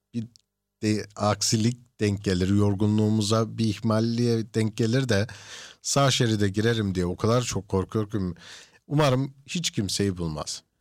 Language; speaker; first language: Turkish; early bilingual, heritage; Turkish